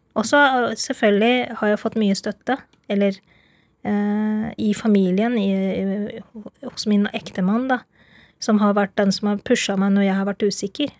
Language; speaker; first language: Norwegian; early bilingual, other home language; Urdu